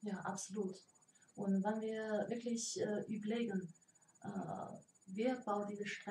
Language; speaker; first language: German; non-native, learner; Chinese